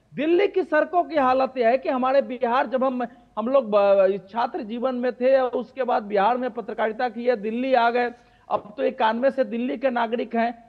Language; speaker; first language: Hindi; native; Hindi